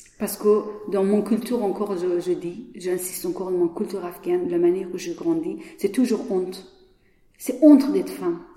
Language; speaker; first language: French; non-native, learner; Persian